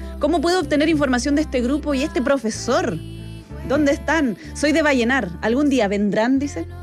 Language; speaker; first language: Spanish; native; Spanish